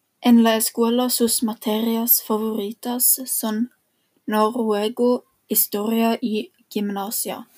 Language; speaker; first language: Spanish; non-native, learner; Norwegian